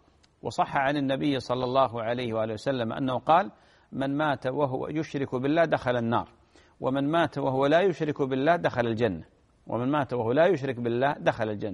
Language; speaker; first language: Arabic; native; Arabic